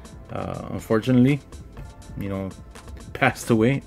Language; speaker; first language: English; early bilingual, other home language; Spanish